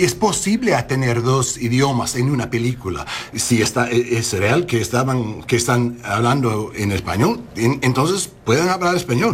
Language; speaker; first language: Spanish; non-native, learner; English